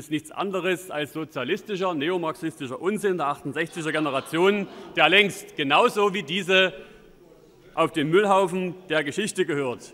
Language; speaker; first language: German; native; German